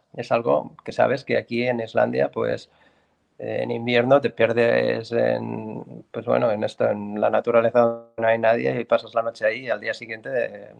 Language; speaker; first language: Spanish; native; Spanish